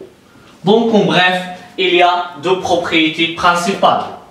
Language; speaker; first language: French; non-native, local second language; Arabic